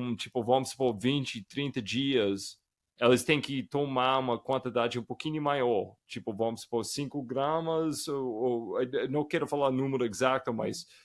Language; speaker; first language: Portuguese; non-native, fluent; English